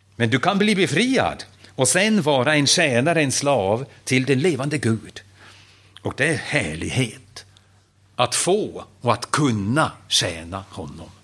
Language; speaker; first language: Swedish; non-native, fluent; German